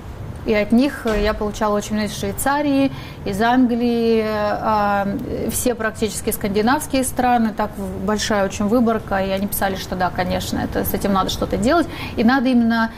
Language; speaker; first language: Russian; native; Russian